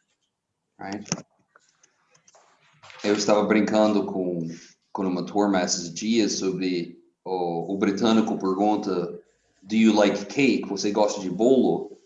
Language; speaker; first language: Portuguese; non-native, fluent; English